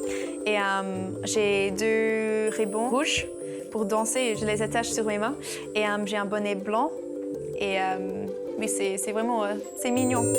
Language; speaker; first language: French; non-native, fluent; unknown